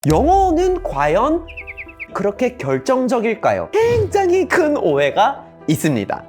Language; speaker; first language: Korean; non-native, fluent; English